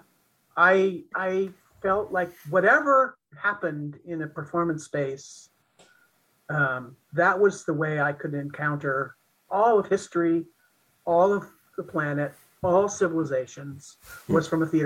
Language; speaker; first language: English; native; English